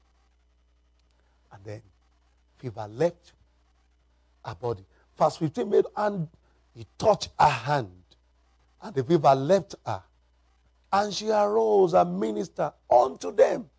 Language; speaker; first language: English; non-native, local second language; Yoruba